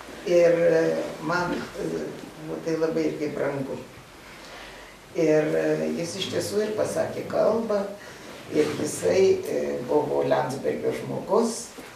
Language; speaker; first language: Lithuanian; native; Lithuanian